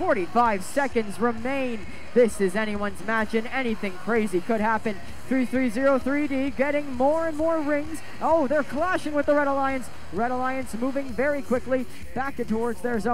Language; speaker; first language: English; native; English